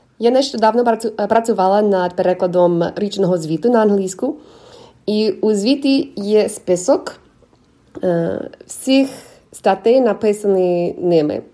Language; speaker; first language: Ukrainian; non-native, fluent; English